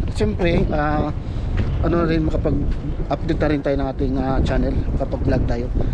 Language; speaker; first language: Filipino; non-native, local second language; Cebuano